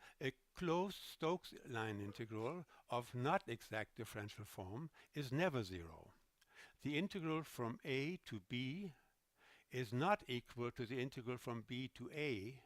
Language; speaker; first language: English; non-native, fluent; German